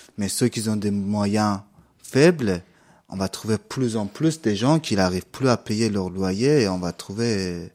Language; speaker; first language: French; non-native, fluent; Persian